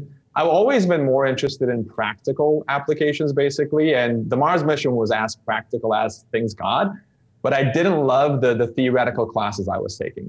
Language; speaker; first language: English; non-native, fluent; Turkish